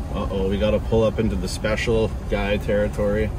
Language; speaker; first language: English; native; English